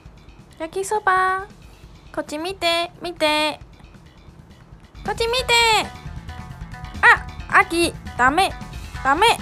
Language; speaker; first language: Japanese; non-native, fluent; Chinese